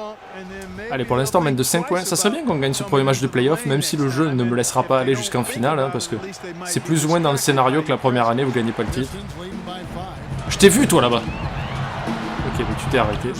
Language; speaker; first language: French; native; French